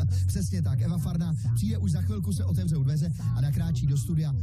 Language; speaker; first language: Czech; native; Czech